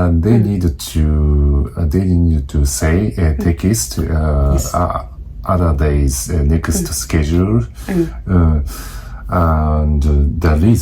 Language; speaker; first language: English; non-native, learner; Japanese